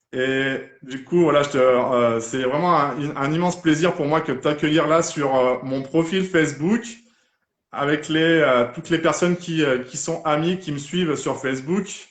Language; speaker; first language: French; native; French